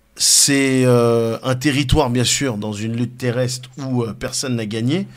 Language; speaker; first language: French; native; French